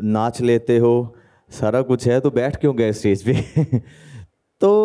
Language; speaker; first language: Hindi; native; Hindi